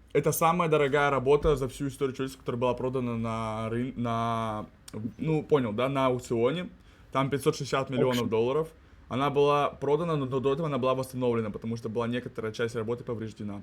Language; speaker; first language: Russian; native; Russian